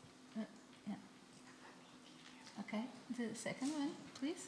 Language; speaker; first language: English; non-native, learner; Portuguese